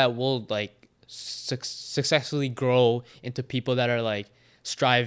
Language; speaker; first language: English; native; English